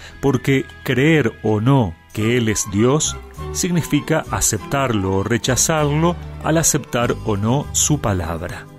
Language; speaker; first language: Spanish; native; Spanish